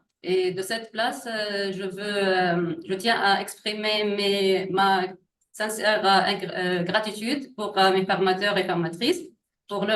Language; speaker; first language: French; non-native, learner; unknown